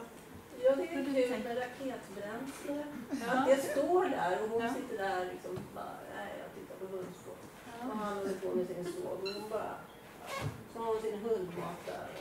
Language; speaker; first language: Swedish; native; Swedish